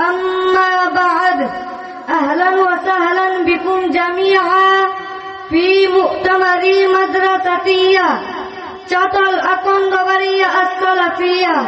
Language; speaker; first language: Arabic; non-native, learner; Bangla